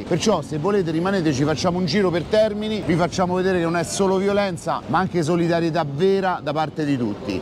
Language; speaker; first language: Italian; native; Italian